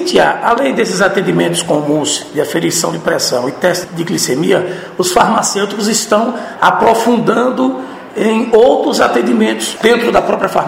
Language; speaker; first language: Portuguese; native; Portuguese